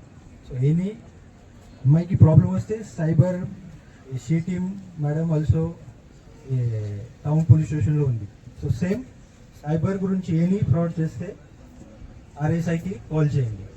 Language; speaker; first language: Telugu; non-native, learner; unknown